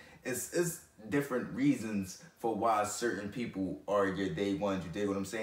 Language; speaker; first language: English; native; English